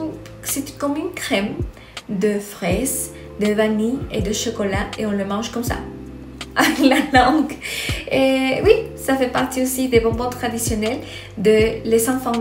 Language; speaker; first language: French; non-native, fluent; Spanish